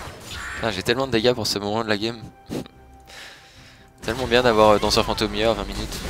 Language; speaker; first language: French; native; French